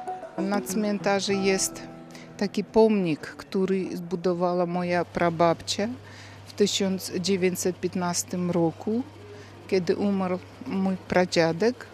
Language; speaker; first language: Polish; early bilingual, heritage; Russian